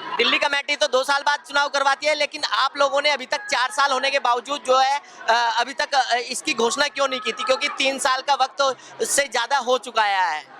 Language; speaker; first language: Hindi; native; Hindi